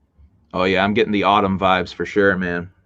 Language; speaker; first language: English; native; English